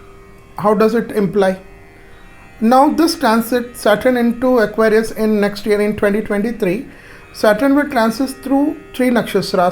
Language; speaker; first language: English; non-native, local second language; Hindi